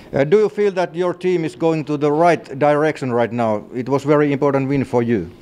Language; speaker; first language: English; non-native, fluent; Finnish